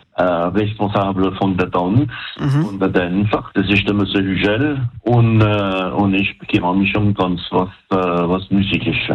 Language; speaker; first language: German; non-native, local second language; French